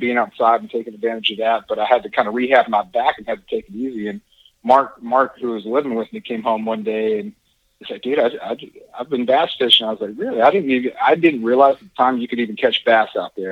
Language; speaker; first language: English; native; English